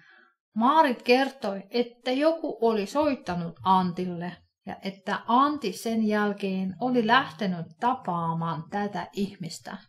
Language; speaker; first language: Finnish; non-native, fluent; Russian